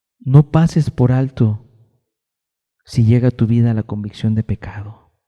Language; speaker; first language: Spanish; native; Spanish